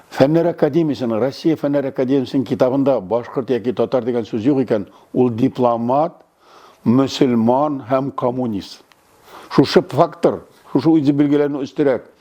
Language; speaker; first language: Tatar; native; Tatar